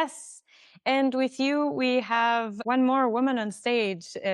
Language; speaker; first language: English; non-native, fluent; German